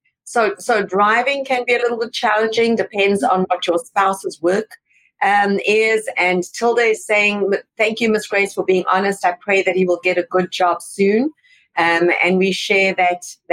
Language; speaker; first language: English; native; English